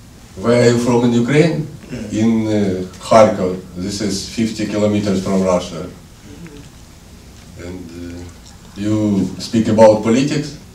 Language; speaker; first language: English; non-native, learner; Ukrainian